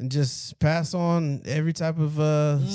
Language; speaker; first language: English; native; English